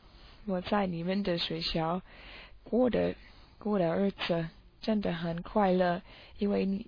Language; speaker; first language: Chinese; non-native, learner; English